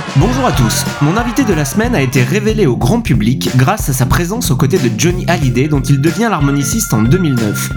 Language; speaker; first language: French; native; French